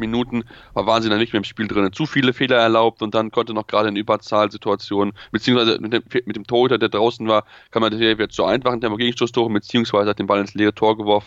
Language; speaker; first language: German; native; German